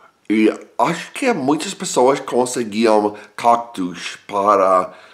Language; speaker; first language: Portuguese; non-native, learner; English